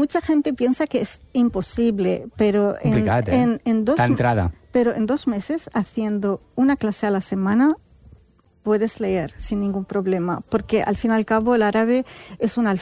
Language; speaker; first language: Spanish; non-native, fluent; Arabic